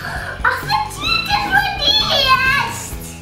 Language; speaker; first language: Russian; early bilingual, heritage; Russian